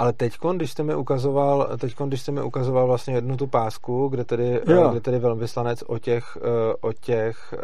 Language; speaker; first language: Czech; native; Czech